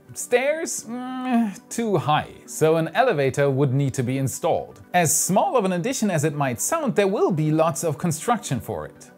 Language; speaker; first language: English; non-native, fluent; German